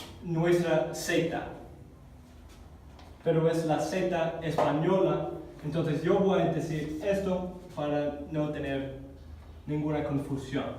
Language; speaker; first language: Spanish; non-native, fluent; English